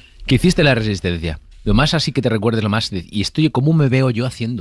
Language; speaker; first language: Spanish; native; Spanish